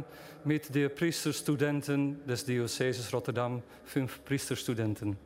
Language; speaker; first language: German; non-native, learner; Dutch